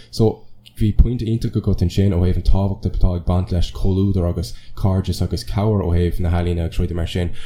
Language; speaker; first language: Irish; non-native, local second language; English